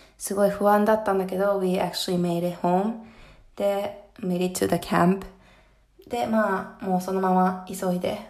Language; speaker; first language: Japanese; early bilingual, heritage; Japanese